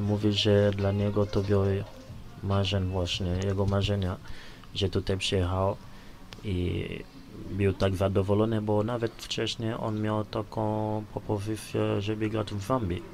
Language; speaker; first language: Polish; non-native, learner; Lingala